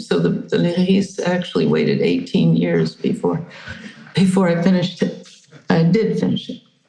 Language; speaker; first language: English; native; English